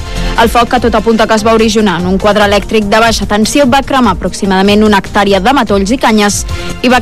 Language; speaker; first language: Catalan; native; Catalan